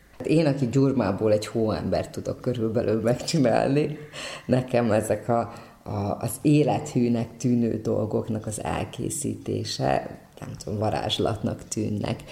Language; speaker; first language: Hungarian; native; Hungarian